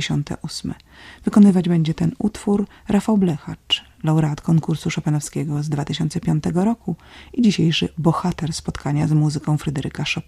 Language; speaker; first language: Polish; native; Polish